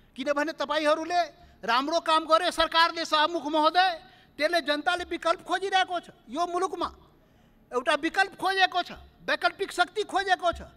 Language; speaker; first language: Nepali; non-native, local second language; Maithili